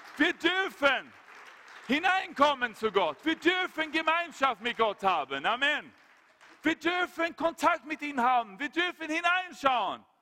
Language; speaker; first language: German; non-native, fluent; Swedish